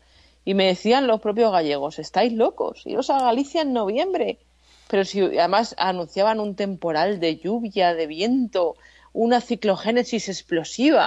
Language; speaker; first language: Spanish; native; Spanish